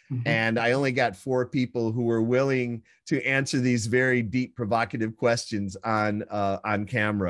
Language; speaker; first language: English; native; English